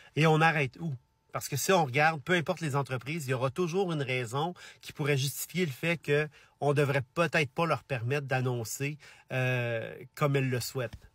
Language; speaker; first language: French; native; French